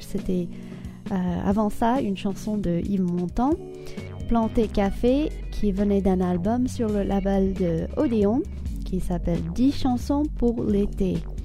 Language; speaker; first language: French; non-native, fluent; English